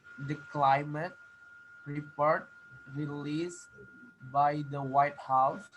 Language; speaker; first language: English; non-native, learner; Indonesian